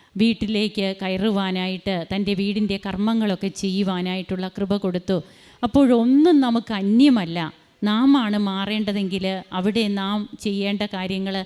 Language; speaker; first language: Malayalam; native; Malayalam